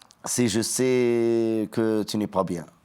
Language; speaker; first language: French; non-native, learner; Arabic